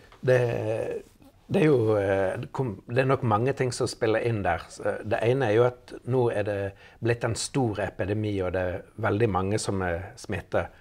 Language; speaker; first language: Norwegian; native; Norwegian